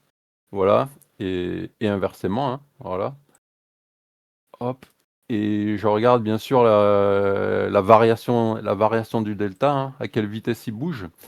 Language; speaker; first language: French; native; French